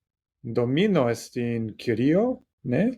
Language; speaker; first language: Greek; non-native, learner; English